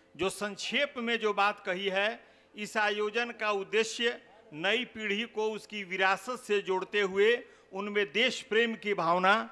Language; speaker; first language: Hindi; native; Hindi